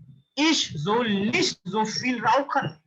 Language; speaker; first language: German; non-native, learner; Hindi